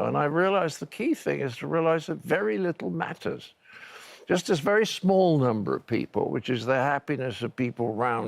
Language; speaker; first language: English; native; English